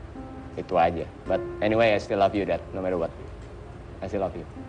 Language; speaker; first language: English; non-native, local second language; Indonesian